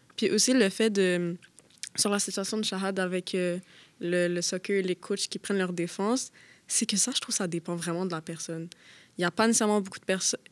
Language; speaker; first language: French; native; French